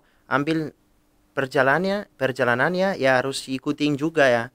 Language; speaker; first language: Indonesian; non-native, fluent; Italian